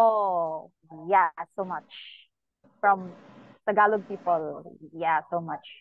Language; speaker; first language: English; non-native, local second language; Cebuano